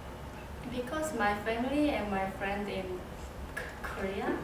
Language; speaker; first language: English; non-native, learner; Korean